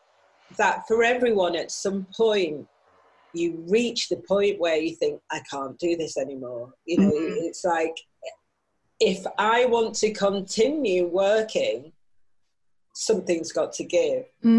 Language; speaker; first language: English; native; English